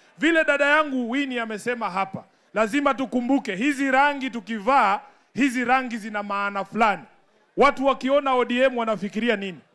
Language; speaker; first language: Swahili; non-native, local second language; Luyia